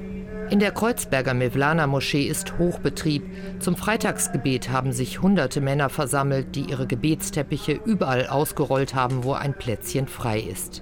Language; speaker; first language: German; native; German